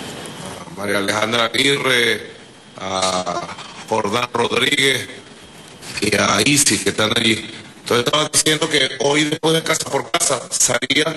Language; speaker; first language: Spanish; native; Spanish